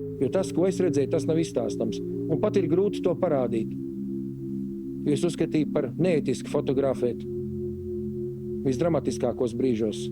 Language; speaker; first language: Latvian; native; Latvian